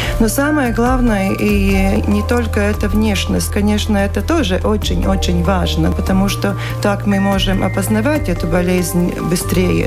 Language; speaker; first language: Russian; non-native, local second language; Latvian